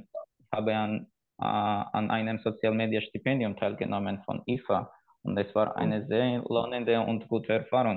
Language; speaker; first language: German; non-native, fluent; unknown